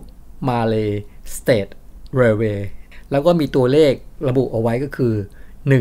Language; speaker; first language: Thai; native; Thai